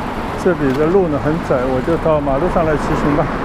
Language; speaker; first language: Chinese; non-native, local second language; Cantonese